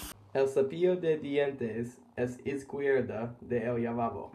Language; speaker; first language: Spanish; non-native, learner; English